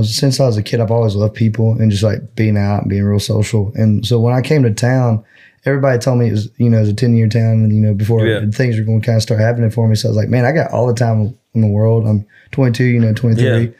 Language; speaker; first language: English; native; English